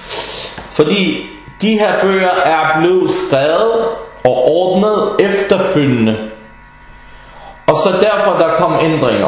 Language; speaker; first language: Danish; early bilingual, other home language; Arabic